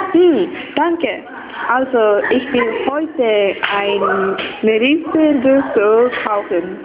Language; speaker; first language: German; non-native, learner; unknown